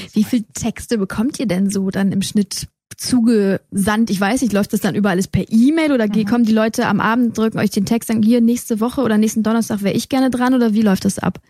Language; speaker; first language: German; native; German